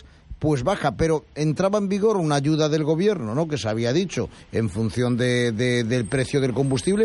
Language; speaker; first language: Spanish; native; Spanish